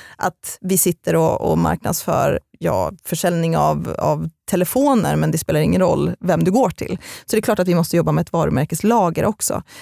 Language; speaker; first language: Swedish; native; Swedish